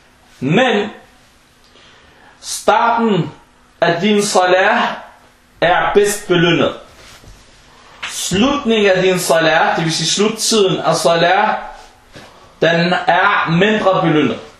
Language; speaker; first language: Danish; non-native, fluent; Arabic